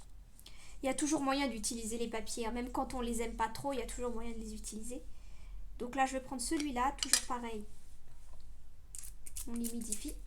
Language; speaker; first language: French; native; French